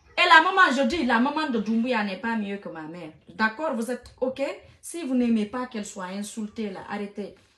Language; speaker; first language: French; non-native, local second language; Fula